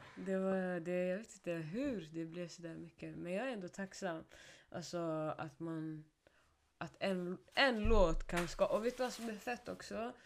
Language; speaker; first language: Swedish; early bilingual, other home language; Somali